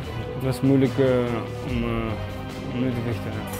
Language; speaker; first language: Dutch; non-native, fluent; Armenian